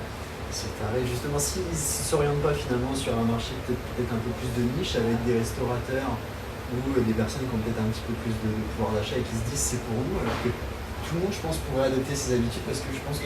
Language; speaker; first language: French; native; French